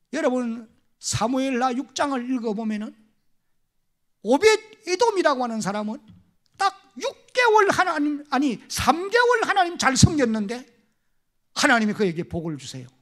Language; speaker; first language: Korean; native; Korean